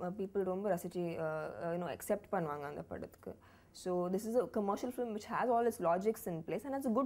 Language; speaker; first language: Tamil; non-native, learner; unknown